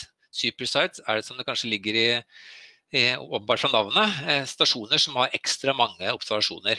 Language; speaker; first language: Norwegian; native; Norwegian